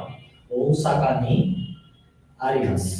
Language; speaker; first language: Japanese; non-native, learner; Bangla